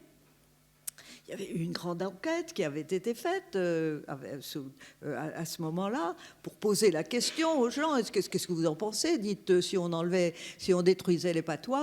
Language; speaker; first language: French; native; French